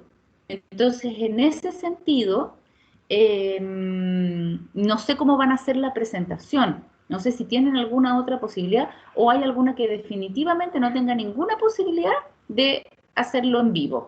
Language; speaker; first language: Spanish; native; Spanish